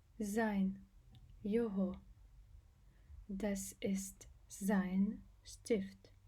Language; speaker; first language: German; non-native, fluent; Ukrainian